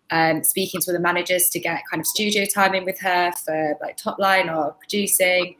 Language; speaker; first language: English; native; English